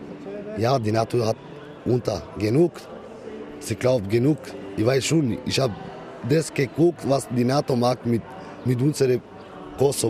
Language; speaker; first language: German; non-native, learner; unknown